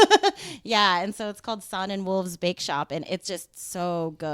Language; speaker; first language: English; native; English